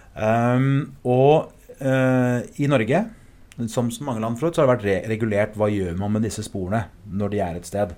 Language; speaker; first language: Norwegian; early bilingual, other home language; English